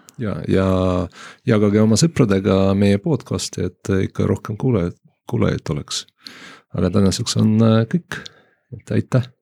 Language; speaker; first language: Estonian; non-native, local second language; Russian